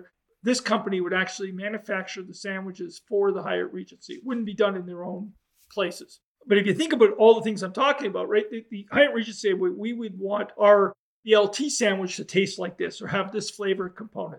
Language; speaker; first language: English; native; English